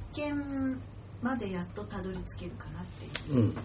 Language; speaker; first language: Japanese; native; Japanese